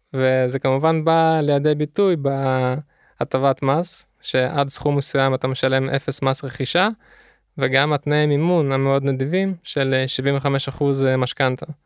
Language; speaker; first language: Hebrew; early bilingual, other home language; Russian